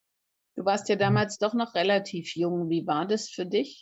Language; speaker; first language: German; native; German